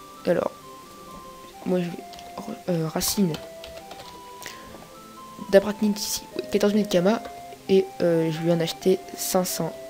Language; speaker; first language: French; native; French